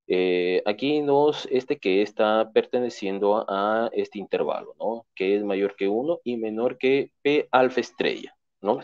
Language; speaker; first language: Spanish; native; Spanish